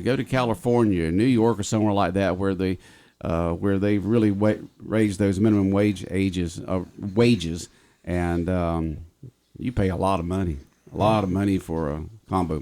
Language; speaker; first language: English; native; English